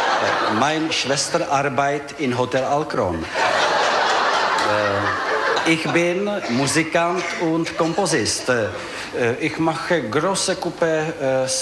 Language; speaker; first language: German; non-native, learner; Czech